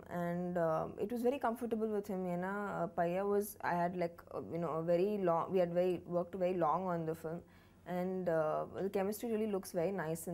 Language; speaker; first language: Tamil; non-native, learner; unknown